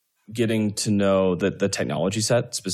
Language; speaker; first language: English; native; English